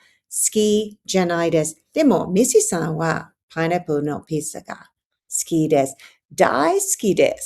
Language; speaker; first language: Japanese; non-native, learner; English